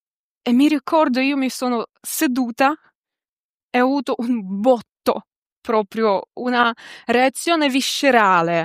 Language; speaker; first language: Italian; non-native, fluent; Ukrainian